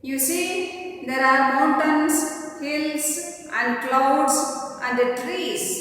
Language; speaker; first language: English; non-native, local second language; Kannada